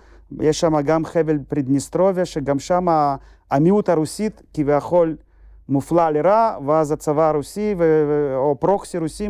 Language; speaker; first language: Hebrew; non-native, fluent; Russian